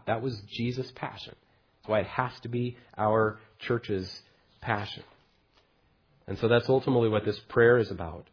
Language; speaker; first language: English; native; English